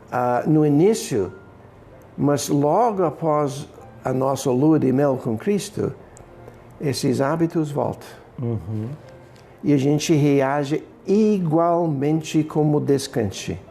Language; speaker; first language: Portuguese; non-native, fluent; English